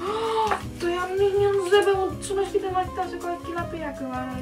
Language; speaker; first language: Finnish; native; Finnish